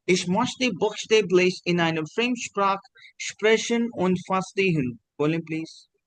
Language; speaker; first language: German; non-native, learner; Hindi